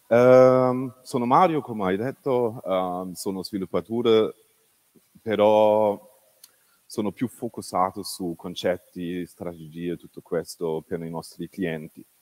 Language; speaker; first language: Italian; non-native, fluent; German